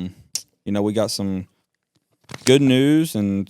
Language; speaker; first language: English; native; English